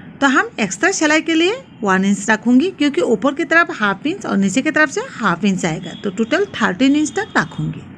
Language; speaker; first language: Hindi; non-native, local second language; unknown